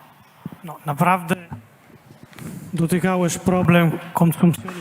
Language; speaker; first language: Polish; non-native, fluent; Italian